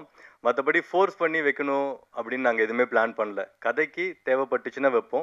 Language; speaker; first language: Tamil; native; Tamil